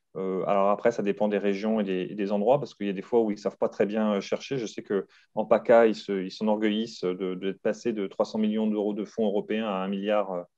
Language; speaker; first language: French; native; French